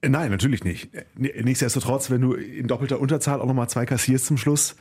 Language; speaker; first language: German; native; German